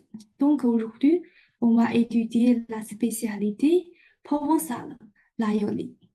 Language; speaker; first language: French; non-native, fluent; Chinese